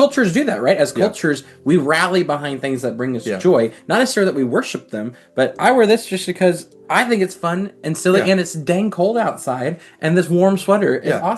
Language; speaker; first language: English; native; English